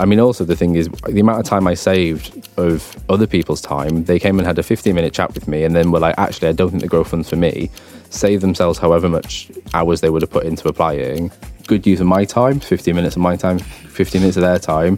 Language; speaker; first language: English; native; English